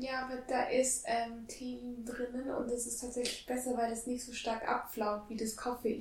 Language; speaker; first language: German; native; German